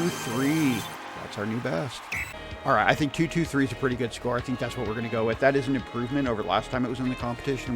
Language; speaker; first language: English; native; English